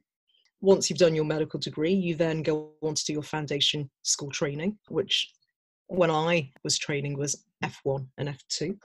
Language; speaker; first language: English; native; English